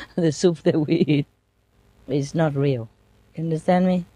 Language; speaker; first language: English; non-native, fluent; Vietnamese